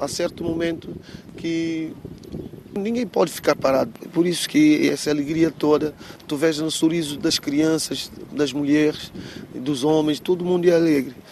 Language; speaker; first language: Portuguese; non-native, local second language; Kabuverdianu